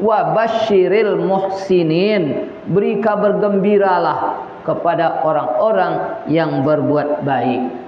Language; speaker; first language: Malay; native; Malay